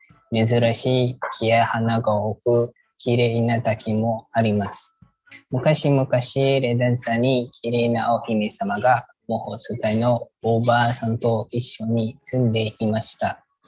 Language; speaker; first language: Japanese; non-native, learner; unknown